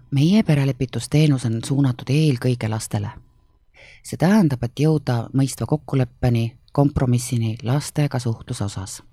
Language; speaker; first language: Estonian; native; Estonian